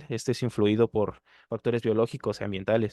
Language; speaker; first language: Spanish; native; Spanish